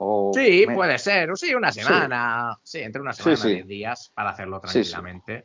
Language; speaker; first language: Spanish; native; Spanish